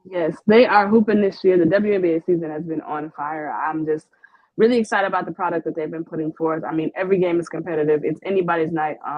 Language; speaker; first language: English; native; English